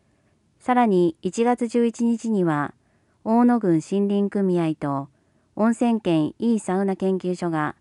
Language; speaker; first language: Japanese; native; Japanese